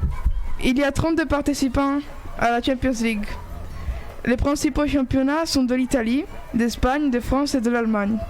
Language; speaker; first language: French; early bilingual, other home language; Italian